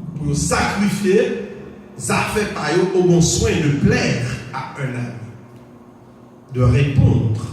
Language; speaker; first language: French; non-native, local second language; Haitian Creole